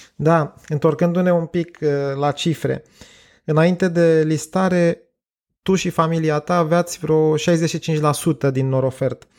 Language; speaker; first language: Romanian; native; Romanian